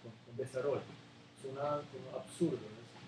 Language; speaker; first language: Spanish; non-native, learner; Serbian